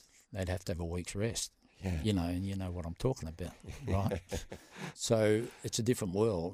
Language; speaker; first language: English; native; English